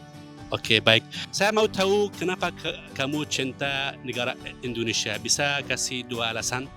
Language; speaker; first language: Indonesian; non-native, fluent; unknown